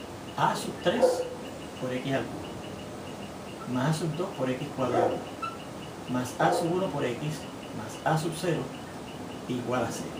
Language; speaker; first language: Spanish; native; Spanish